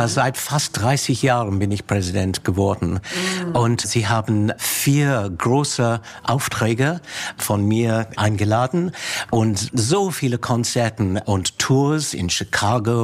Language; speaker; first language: German; non-native, fluent; English